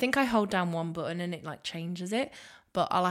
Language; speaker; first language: English; native; English